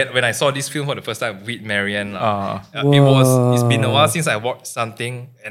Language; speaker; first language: English; non-native, local second language; Min Nan Chinese